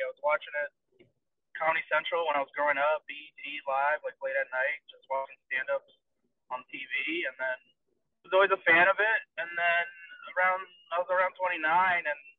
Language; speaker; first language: English; native; English